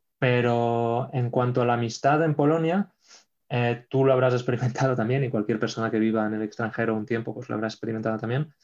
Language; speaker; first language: Spanish; non-native, local second language; Catalan